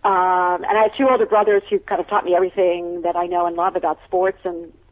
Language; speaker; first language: English; native; English